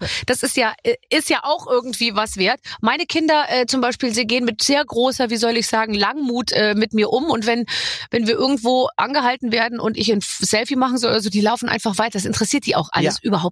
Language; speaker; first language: German; native; German